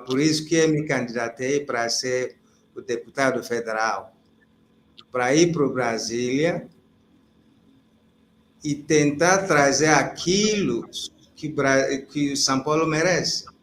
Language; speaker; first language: Portuguese; non-native, fluent; Igbo